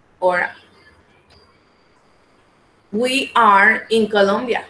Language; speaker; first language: English; non-native, fluent; Spanish